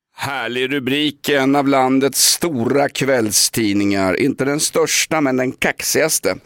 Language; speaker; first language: Swedish; native; Swedish